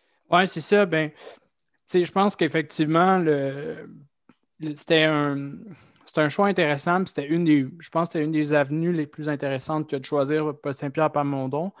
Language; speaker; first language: French; native; French